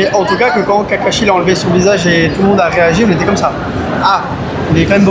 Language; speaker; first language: French; native; French